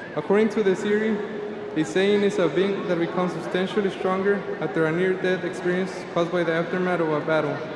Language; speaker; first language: English; early bilingual, other home language; Spanish